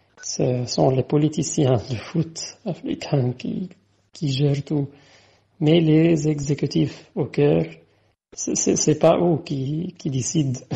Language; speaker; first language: French; non-native, fluent; Arabic